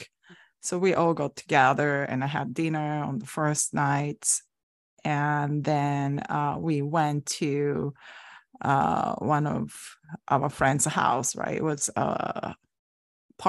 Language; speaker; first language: English; non-native, fluent; Japanese